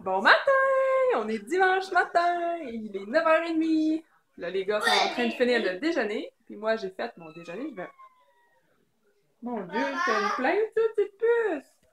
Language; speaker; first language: French; native; French